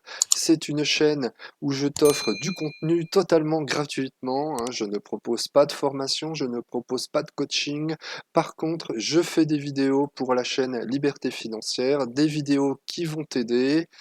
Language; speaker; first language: French; native; French